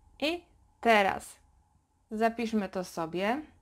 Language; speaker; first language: Polish; native; Polish